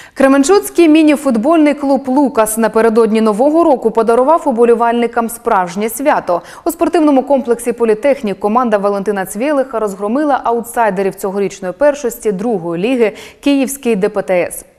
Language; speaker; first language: Ukrainian; native; Ukrainian